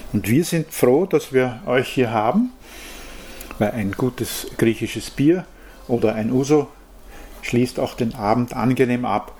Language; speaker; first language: German; native; German